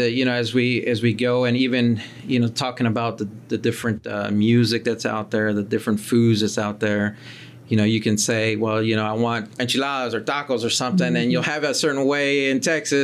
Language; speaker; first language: English; early bilingual, other home language; Spanish